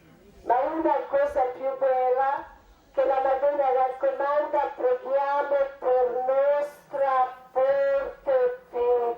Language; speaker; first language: Italian; non-native, learner; Croatian